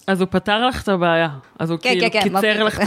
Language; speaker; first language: Hebrew; native; Hebrew